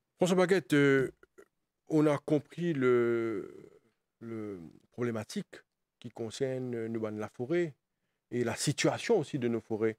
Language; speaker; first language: French; non-native, local second language; Morisyen